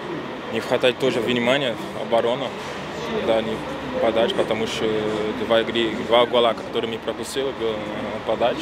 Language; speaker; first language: Russian; non-native, learner; Portuguese